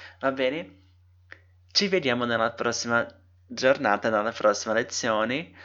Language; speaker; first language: Italian; non-native, fluent; Portuguese